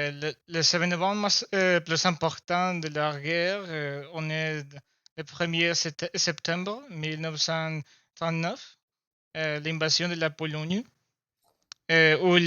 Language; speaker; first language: French; non-native, learner; Spanish